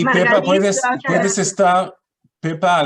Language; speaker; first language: Spanish; non-native, fluent; Hebrew